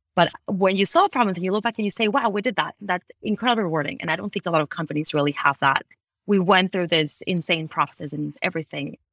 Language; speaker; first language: English; non-native, fluent; Spanish